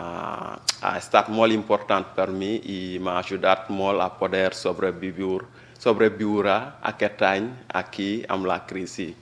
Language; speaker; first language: Catalan; non-native, learner; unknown